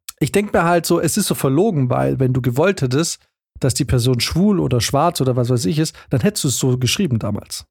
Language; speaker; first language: German; early bilingual, other home language; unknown